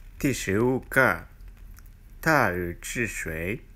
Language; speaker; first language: Chinese; non-native, learner; Japanese